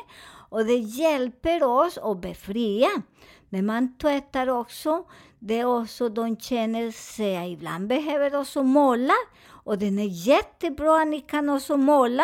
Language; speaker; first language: Swedish; non-native, fluent; Spanish